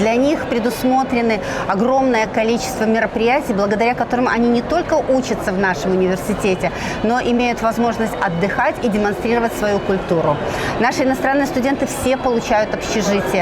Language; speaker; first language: Russian; native; Russian